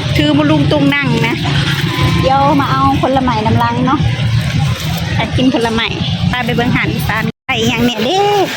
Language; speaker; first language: Thai; native; Thai